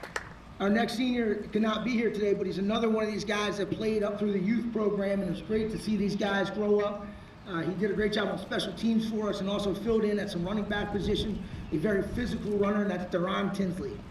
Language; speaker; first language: English; native; English